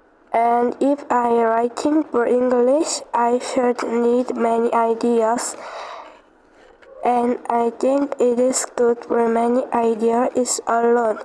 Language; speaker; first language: English; non-native, learner; Korean